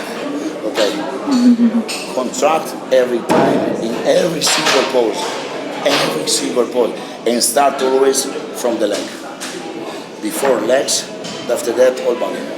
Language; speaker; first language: English; non-native, learner; Italian